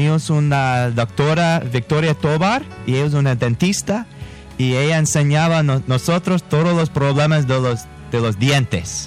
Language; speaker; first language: Spanish; non-native, fluent; English